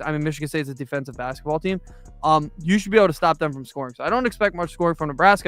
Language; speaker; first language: English; native; English